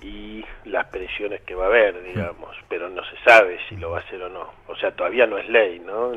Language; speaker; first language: Spanish; native; Spanish